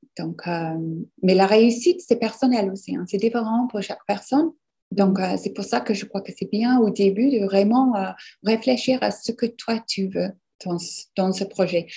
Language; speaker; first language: French; non-native, fluent; English